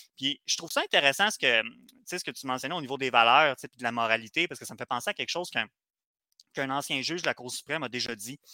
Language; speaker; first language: French; native; French